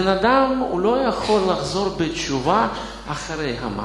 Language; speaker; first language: Hebrew; non-native, fluent; Russian